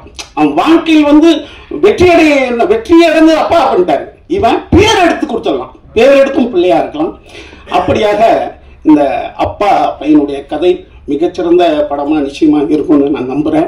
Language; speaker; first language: Tamil; native; Tamil